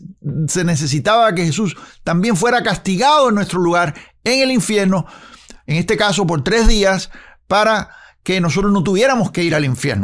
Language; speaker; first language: Spanish; native; Spanish